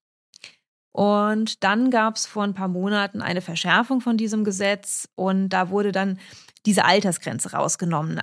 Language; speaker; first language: German; early bilingual, other home language; Russian